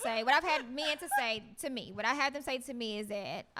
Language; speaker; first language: English; native; English